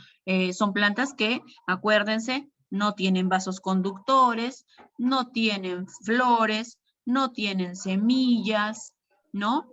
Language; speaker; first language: Spanish; native; Spanish